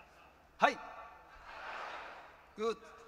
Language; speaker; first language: English; non-native, learner; Japanese